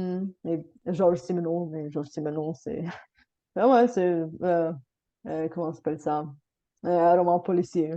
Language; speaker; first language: French; non-native, fluent; Bulgarian